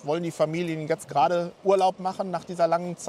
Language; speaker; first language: German; native; German